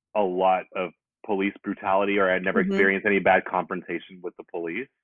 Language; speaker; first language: English; native; English